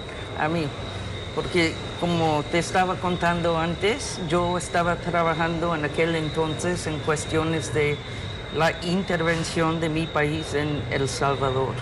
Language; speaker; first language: Spanish; non-native, fluent; English